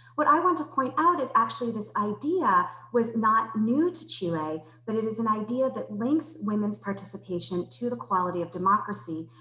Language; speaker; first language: English; native; English